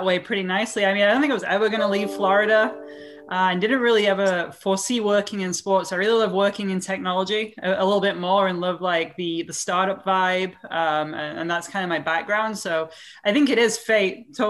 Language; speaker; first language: English; native; English